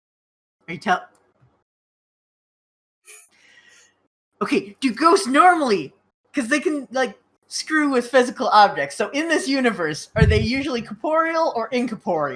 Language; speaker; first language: English; native; English